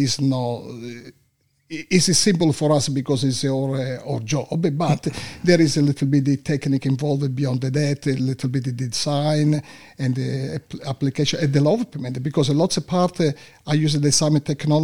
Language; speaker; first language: English; non-native, learner; Italian